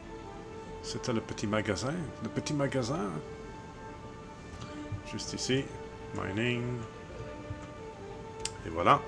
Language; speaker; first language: French; native; French